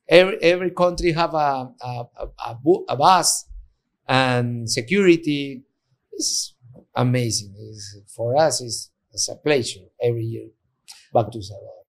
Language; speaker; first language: English; non-native, learner; Spanish